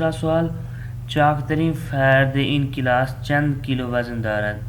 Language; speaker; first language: Persian; non-native, fluent; Urdu